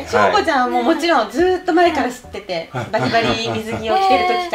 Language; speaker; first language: Japanese; native; Japanese